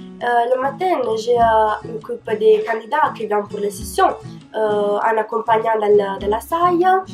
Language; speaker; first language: French; non-native, fluent; Italian